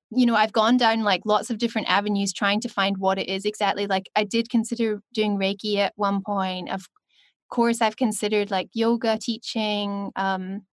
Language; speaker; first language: English; native; English